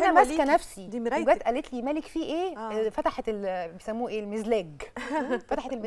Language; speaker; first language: Arabic; native; Arabic